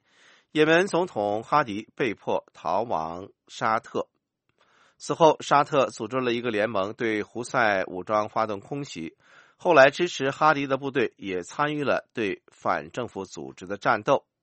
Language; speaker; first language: Chinese; native; Chinese